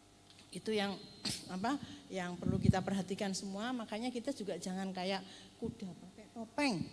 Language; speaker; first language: Indonesian; native; Indonesian